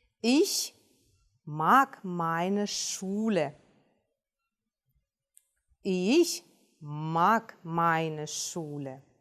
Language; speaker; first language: German; non-native, fluent; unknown